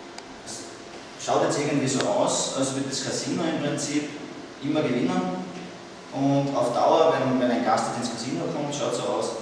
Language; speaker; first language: German; native; German